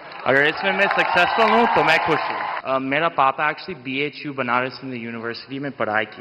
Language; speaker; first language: Hindi; non-native, fluent; English